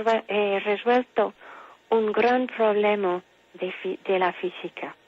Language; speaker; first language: Spanish; non-native, fluent; English